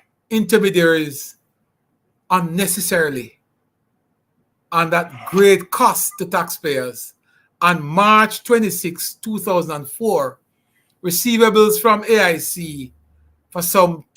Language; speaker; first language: English; native; English